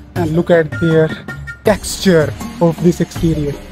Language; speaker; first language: English; non-native, fluent; Urdu